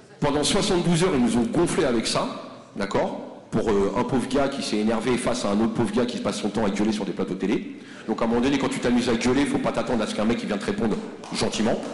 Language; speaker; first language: French; native; French